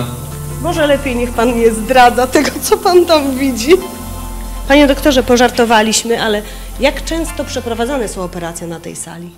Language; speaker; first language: Polish; native; Polish